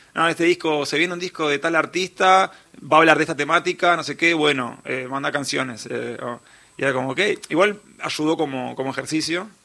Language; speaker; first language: Spanish; native; Spanish